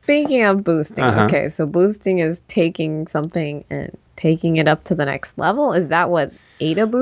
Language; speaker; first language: English; native; English